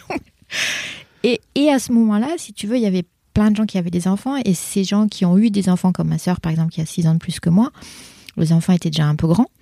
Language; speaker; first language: French; native; French